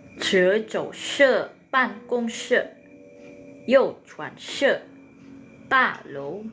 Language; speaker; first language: Chinese; non-native, fluent; Indonesian